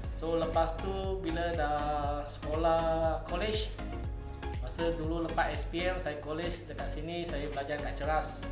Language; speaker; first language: Malay; non-native, local second language; Chinese